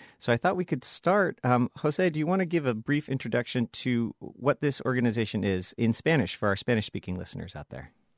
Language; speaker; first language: English; native; English